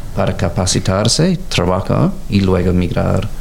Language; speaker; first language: Spanish; non-native, learner; English